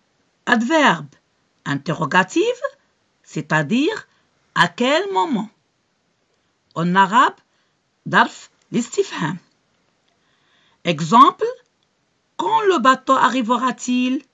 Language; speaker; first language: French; non-native, local second language; Arabic